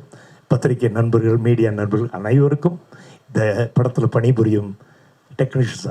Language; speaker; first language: Tamil; native; Tamil